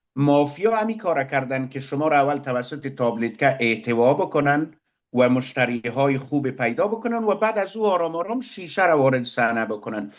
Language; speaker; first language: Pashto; non-native, local second language; Persian